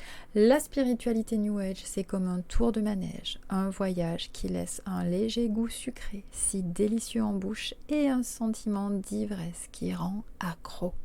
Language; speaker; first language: French; native; French